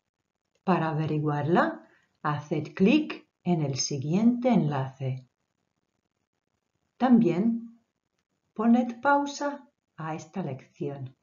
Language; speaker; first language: Spanish; non-native, fluent; Croatian